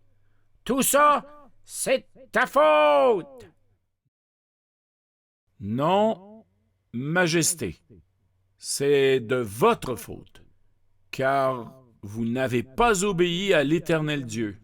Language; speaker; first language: French; native; French